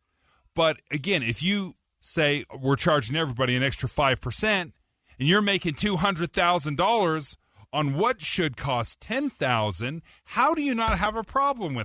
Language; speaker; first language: English; native; English